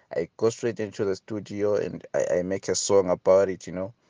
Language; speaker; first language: English; non-native, local second language; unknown